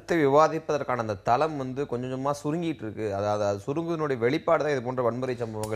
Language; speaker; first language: Tamil; native; Tamil